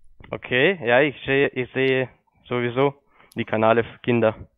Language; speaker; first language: German; non-native, fluent; Polish